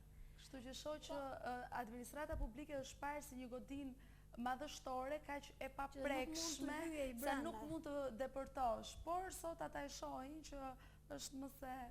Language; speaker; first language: Albanian; native; Albanian